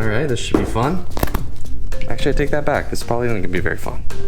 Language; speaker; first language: English; native; English